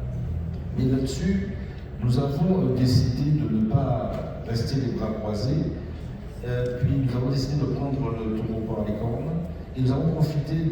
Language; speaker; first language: French; native; French